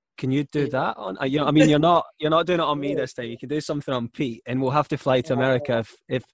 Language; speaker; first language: English; native; English